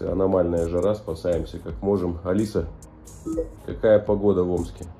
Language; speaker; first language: Russian; native; Russian